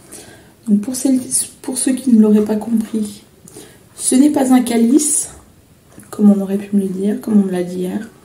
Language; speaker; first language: French; native; French